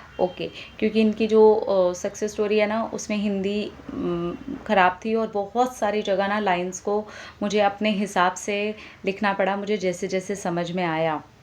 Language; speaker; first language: Hindi; non-native, local second language; Bangla